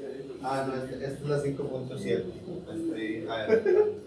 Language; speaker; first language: Spanish; native; Spanish